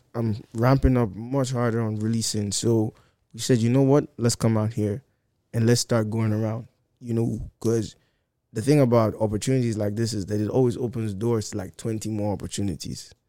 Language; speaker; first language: English; non-native, local second language; Akan